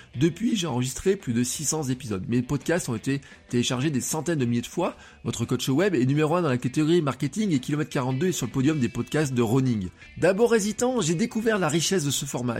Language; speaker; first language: French; native; French